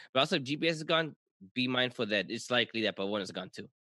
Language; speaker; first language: English; early bilingual, other home language; Spanish